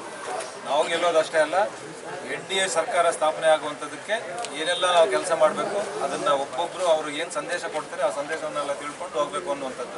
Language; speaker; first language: Kannada; native; Kannada